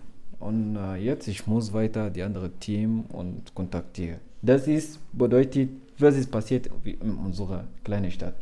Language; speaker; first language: German; non-native, learner; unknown